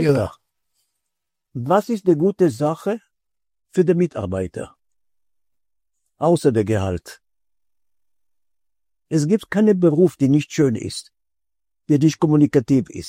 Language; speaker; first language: German; non-native, fluent; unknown